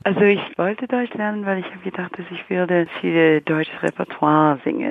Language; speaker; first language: German; non-native, fluent; English